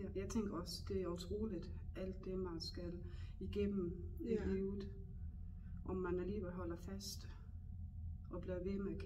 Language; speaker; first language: Danish; non-native, local second language; Faroese